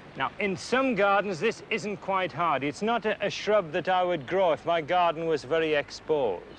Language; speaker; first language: English; native; English